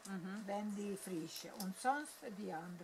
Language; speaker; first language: German; non-native, learner; Italian